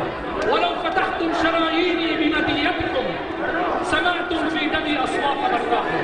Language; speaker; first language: Arabic; native; Arabic